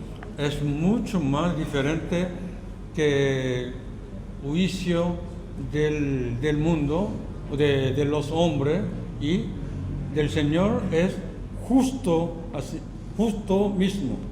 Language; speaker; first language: Spanish; non-native, fluent; Korean